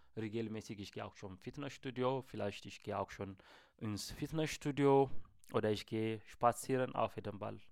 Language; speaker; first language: German; non-native, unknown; Amharic